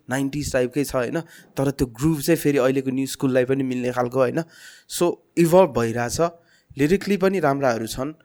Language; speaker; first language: Nepali; native; Nepali